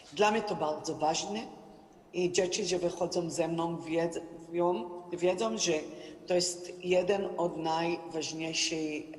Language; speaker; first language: Polish; non-native, learner; Hebrew